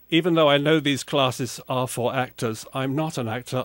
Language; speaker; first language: English; native; English